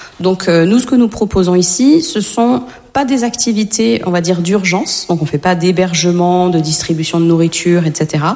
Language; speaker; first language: French; native; French